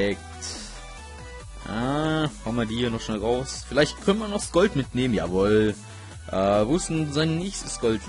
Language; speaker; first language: German; native; German